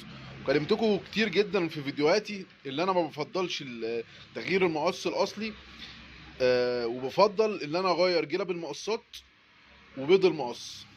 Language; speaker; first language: Arabic; native; Arabic